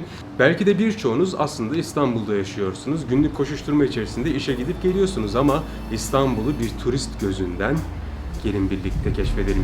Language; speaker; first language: Turkish; native; Turkish